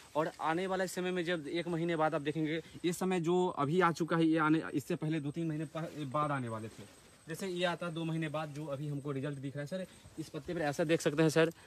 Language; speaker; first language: Hindi; native; Hindi